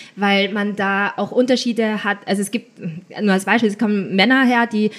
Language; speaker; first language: German; native; German